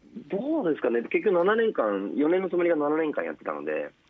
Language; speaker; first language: Japanese; native; Japanese